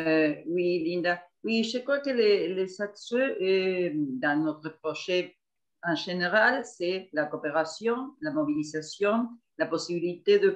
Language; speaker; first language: French; non-native, fluent; Spanish